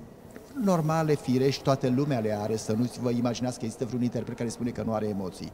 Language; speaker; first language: Romanian; native; Romanian